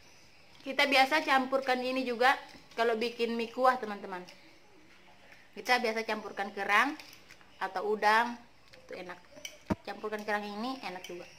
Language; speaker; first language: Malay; non-native, local second language; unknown